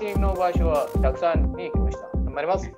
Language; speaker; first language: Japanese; non-native, learner; Arabic